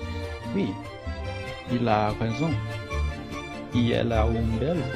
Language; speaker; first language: French; non-native, learner; Malay